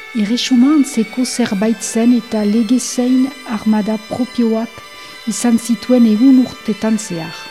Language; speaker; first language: Basque; non-native, local second language; French